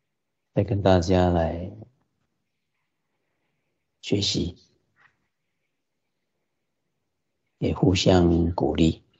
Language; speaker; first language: Chinese; native; Chinese